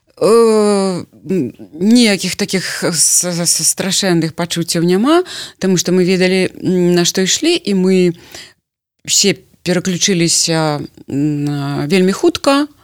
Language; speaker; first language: Belarusian; native; Belarusian